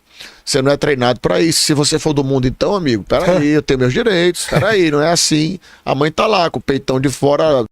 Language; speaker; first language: Portuguese; native; Portuguese